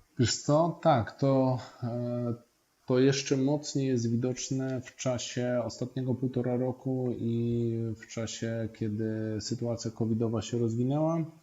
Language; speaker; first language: Polish; native; Polish